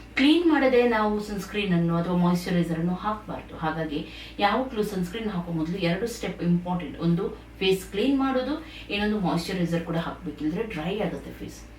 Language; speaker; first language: Kannada; native; Kannada